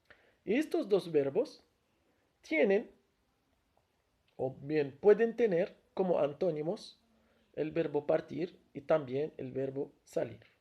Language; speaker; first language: Spanish; non-native, fluent; Arabic